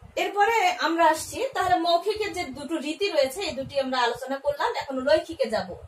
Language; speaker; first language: Bangla; native; Bangla